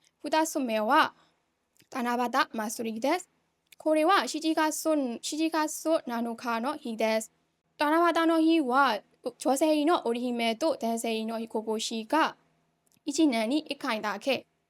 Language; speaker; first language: Japanese; non-native, learner; Burmese